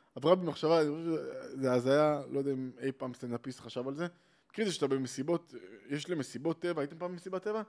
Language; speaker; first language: Hebrew; native; Hebrew